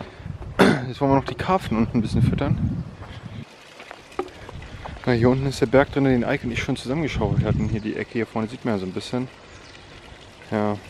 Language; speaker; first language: German; native; German